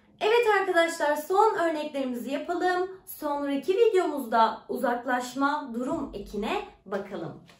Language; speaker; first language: Turkish; native; Turkish